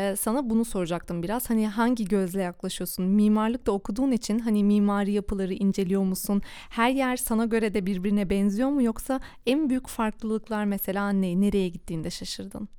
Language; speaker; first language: Turkish; early bilingual, heritage; Turkish